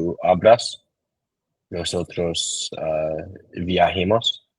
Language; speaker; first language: Spanish; non-native, learner; English